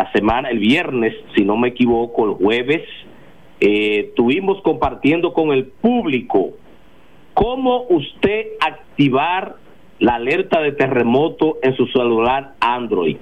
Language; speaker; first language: Spanish; native; Spanish